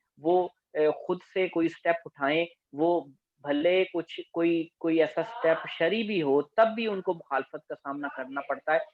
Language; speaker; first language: Urdu; non-native, local second language; Punjabi